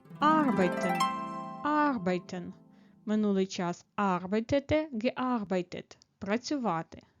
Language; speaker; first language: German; non-native, fluent; Ukrainian